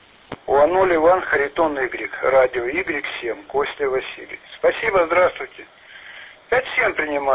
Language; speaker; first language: Russian; native; Russian